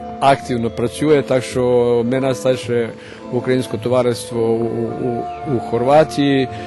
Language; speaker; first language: Ukrainian; early bilingual, heritage; Ukrainian